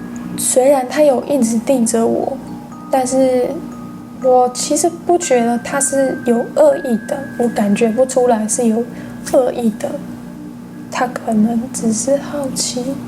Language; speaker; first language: Chinese; non-native, fluent; English